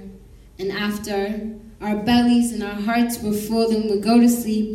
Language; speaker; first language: English; non-native, local second language; Kinyarwanda